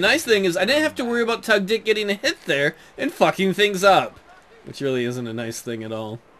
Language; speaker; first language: English; native; English